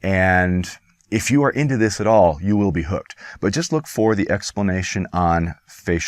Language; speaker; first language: English; native; English